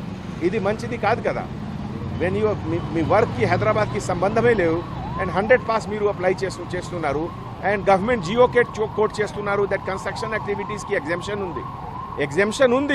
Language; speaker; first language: Telugu; non-native, fluent; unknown